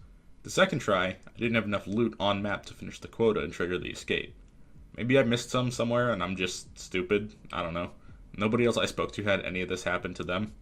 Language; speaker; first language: English; native; English